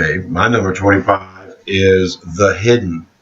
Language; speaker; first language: English; native; English